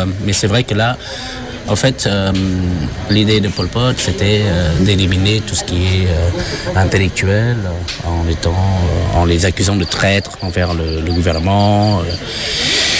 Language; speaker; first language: French; non-native, fluent; Khmer